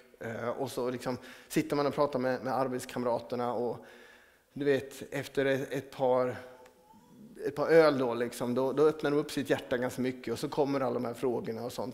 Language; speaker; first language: Swedish; native; Swedish